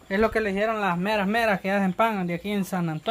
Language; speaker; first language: Spanish; native; Spanish